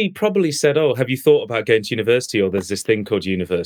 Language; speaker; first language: English; native; English